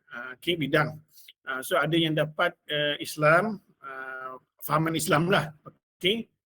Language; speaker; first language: Malay; native; Malay